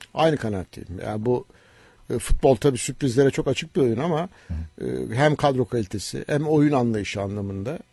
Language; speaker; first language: Turkish; native; Turkish